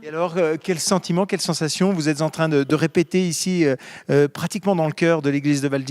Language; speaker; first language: French; native; French